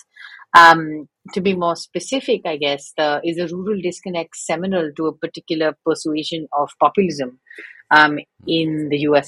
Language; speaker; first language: English; native; English